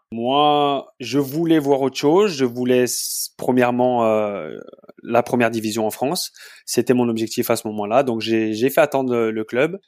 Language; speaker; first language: French; native; French